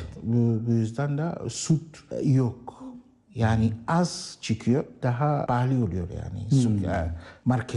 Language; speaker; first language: Turkish; non-native, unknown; Arabic